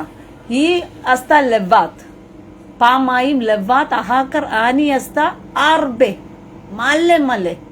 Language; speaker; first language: Hebrew; non-native, learner; Malayalam